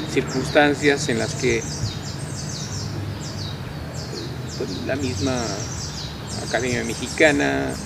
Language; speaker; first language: Spanish; native; Spanish